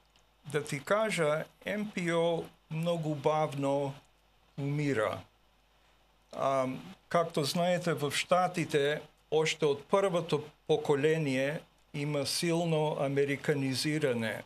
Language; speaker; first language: Bulgarian; early bilingual, heritage; Bulgarian